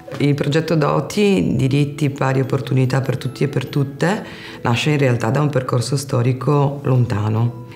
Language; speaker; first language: Italian; native; Italian